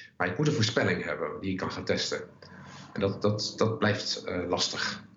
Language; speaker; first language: Dutch; native; Dutch